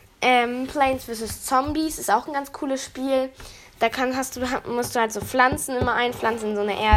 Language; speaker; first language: German; native; German